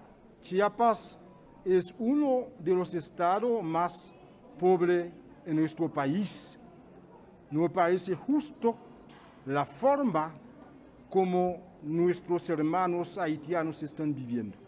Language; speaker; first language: Spanish; non-native, fluent; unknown